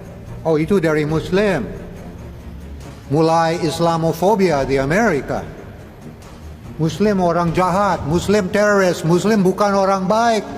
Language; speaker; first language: Indonesian; non-native, fluent; English